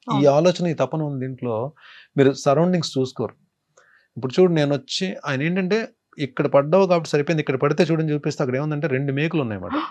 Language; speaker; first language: Telugu; native; Telugu